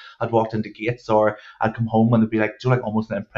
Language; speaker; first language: English; native; English